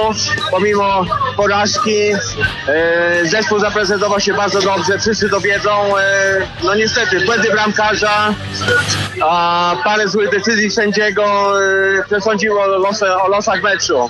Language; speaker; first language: Polish; early bilingual, heritage; Polish